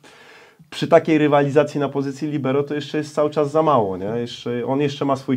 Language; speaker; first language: Polish; native; Polish